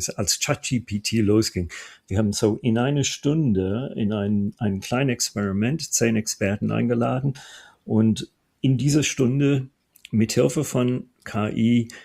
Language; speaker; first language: German; non-native, fluent; English